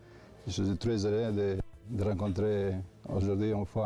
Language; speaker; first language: French; non-native, learner; Hebrew